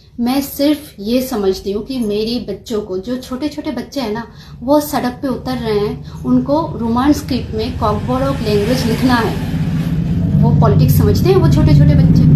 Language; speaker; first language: Hindi; non-native, local second language; Kok Borok